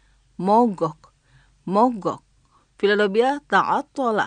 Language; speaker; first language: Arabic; non-native, fluent; Indonesian